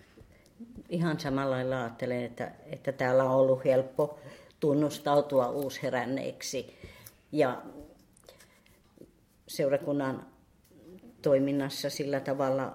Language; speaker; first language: Finnish; native; Finnish